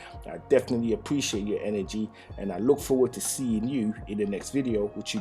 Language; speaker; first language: English; native; English